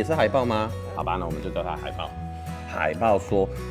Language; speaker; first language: Chinese; non-native, fluent; Swedish